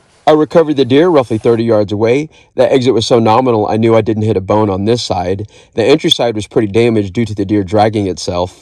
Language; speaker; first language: English; native; English